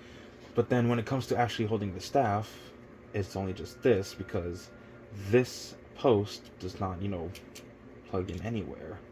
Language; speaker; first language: English; native; English